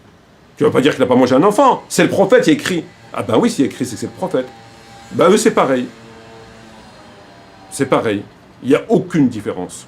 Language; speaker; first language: French; native; French